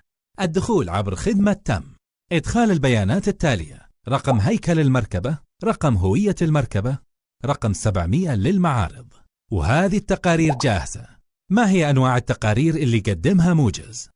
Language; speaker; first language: Arabic; native; Arabic